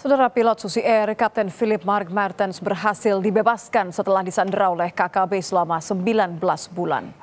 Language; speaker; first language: Indonesian; native; Indonesian